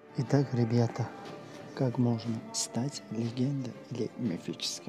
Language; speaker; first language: Russian; non-native, local second language; Uzbek